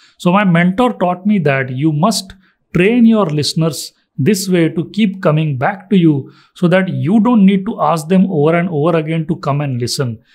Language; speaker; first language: English; non-native, local second language; Marathi